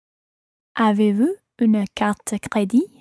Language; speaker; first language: French; non-native, learner; English